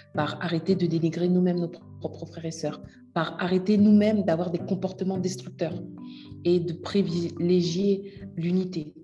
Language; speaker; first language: French; native; French